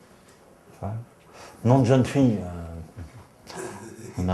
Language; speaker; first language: French; native; French